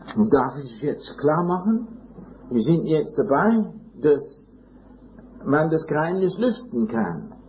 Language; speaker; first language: German; non-native, fluent; English